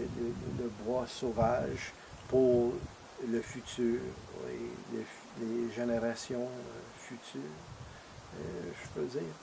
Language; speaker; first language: French; non-native, fluent; English